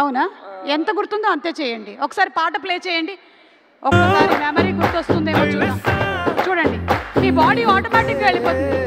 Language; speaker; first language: Telugu; native; Telugu